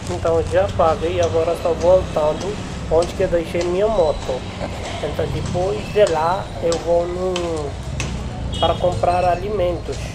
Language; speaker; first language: Portuguese; non-native, learner; Hindi